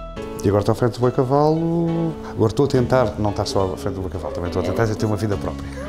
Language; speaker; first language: Portuguese; native; Portuguese